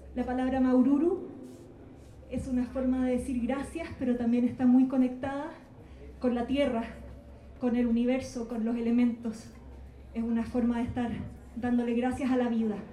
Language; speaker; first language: Spanish; native; Spanish